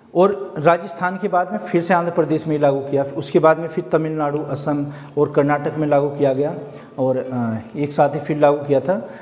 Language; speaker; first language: Hindi; native; Hindi